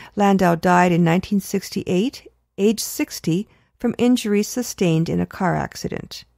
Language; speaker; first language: English; native; English